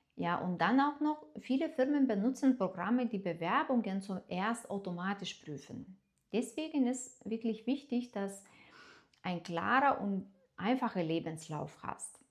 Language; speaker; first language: German; non-native, fluent; Lithuanian